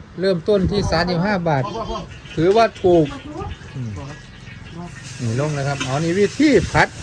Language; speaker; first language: Thai; non-native, local second language; Northeastern Thai